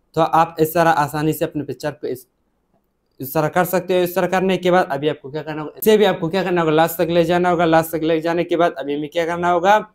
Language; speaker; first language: Hindi; native; Hindi